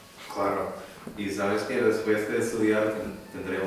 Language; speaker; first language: Spanish; non-native, learner; English